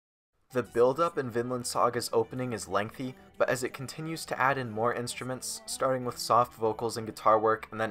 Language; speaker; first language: English; native; English